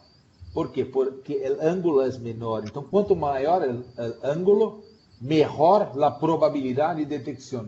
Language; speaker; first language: Spanish; non-native, fluent; Portuguese